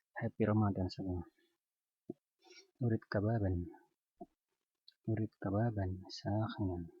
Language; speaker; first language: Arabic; non-native, learner; Indonesian